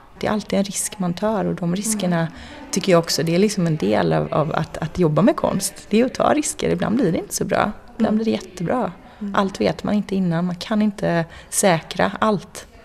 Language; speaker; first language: Swedish; native; Swedish